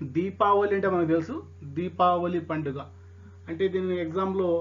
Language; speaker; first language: Telugu; non-native, local second language; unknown